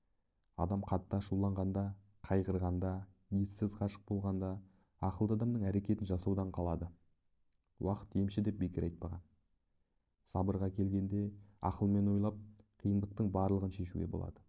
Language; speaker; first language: Kazakh; native; Kazakh